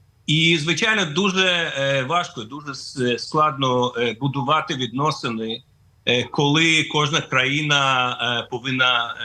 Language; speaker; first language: Ukrainian; non-native, fluent; Russian